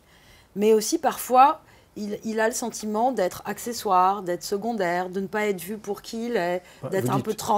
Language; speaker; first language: French; native; French